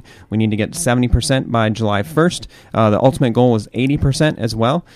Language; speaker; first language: English; native; English